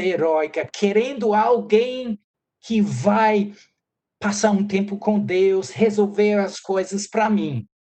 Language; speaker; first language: Portuguese; non-native, fluent; English